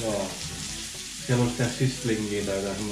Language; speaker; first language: Finnish; native; Finnish